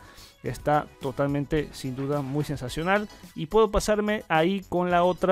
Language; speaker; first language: Spanish; native; Spanish